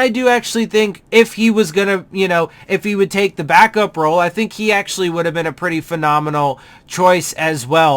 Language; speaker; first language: English; native; English